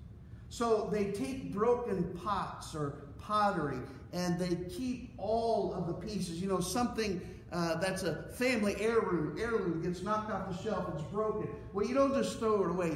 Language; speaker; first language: English; native; English